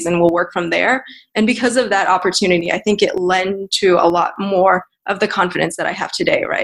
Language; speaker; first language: English; native; English